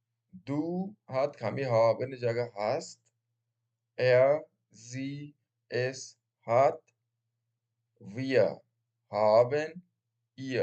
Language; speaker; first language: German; non-native, learner; Baluchi